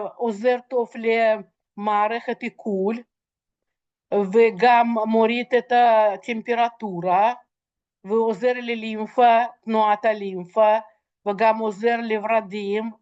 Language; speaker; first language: Hebrew; non-native, fluent; Russian